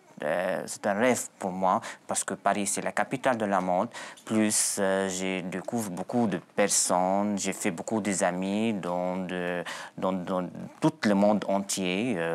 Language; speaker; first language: French; non-native, local second language; Arabic